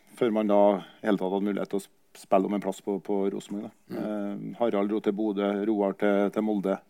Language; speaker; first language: Norwegian; native; Norwegian